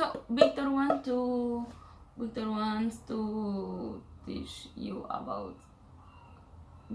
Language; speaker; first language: English; non-native, learner; Spanish